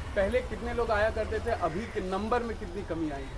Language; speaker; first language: Hindi; native; Hindi